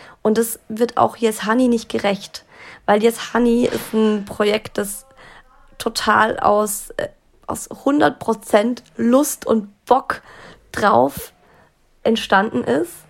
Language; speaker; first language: German; native; German